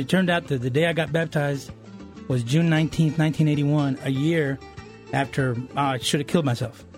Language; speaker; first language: English; early bilingual, other home language; Spanish